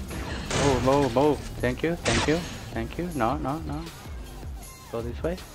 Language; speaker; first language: English; native; English